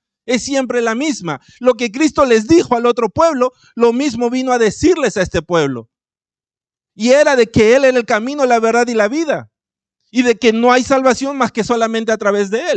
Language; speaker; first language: Spanish; native; Spanish